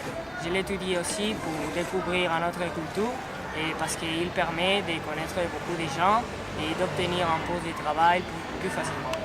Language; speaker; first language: French; non-native, learner; Spanish